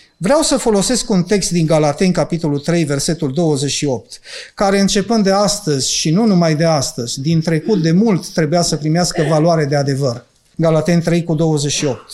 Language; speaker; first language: Romanian; non-native, local second language; Ukrainian